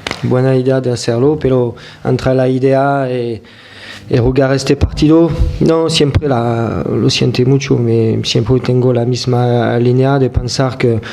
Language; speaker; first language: Spanish; non-native, fluent; French